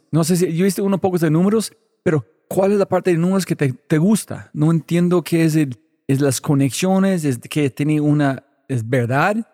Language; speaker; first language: Spanish; non-native, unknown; English